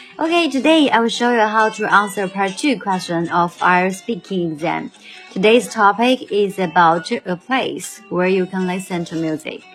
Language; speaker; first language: English; non-native, fluent; Chinese